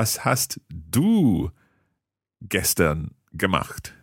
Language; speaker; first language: German; non-native, learner; English